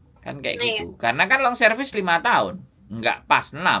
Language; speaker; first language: Indonesian; non-native, local second language; Javanese